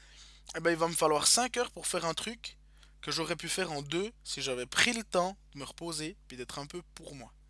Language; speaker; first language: French; native; French